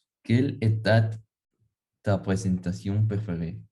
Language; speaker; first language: French; non-native, learner; Spanish